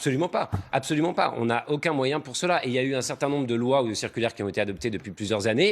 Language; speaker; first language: French; native; French